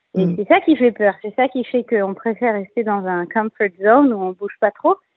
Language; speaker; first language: French; native; French